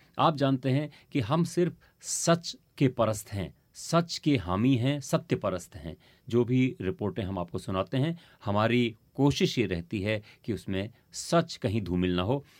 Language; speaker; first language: Hindi; native; Hindi